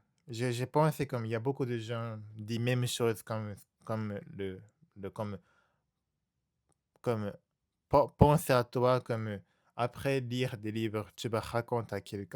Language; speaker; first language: French; non-native, learner; Japanese